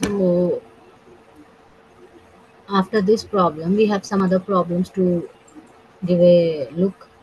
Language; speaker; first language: English; non-native, local second language; Telugu